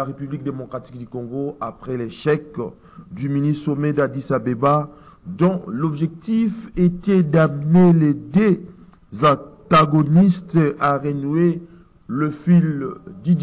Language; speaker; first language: French; non-native, local second language; Lingala